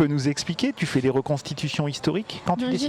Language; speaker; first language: French; native; French